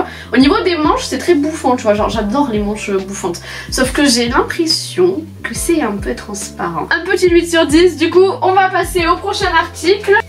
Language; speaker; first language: French; native; French